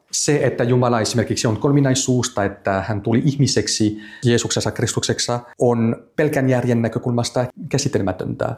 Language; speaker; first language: Finnish; non-native, fluent; French